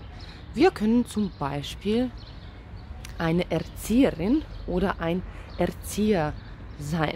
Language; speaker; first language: German; non-native, fluent; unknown